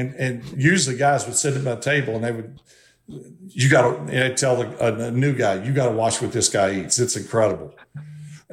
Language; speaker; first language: English; native; English